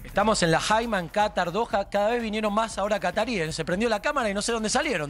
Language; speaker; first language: Spanish; native; Spanish